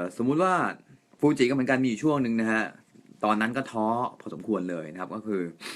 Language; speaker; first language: Thai; non-native, fluent; Japanese